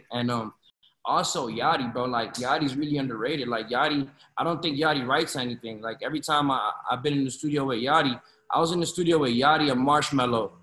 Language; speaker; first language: English; native; English